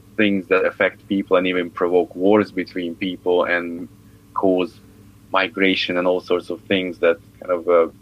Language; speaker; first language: English; non-native, fluent; Hungarian